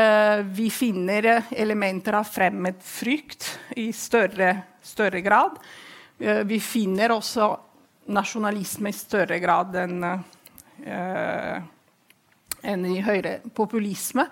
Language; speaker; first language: Norwegian; non-native, fluent; Italian